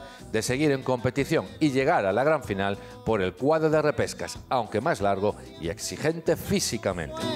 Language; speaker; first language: Spanish; native; Spanish